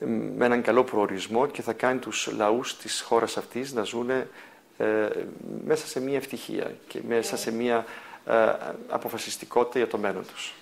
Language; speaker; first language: Greek; native; Greek